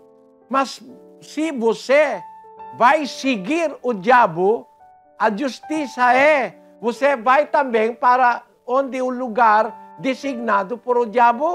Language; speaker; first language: Portuguese; non-native, fluent; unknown